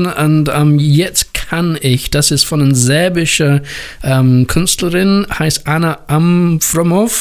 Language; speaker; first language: German; non-native, learner; English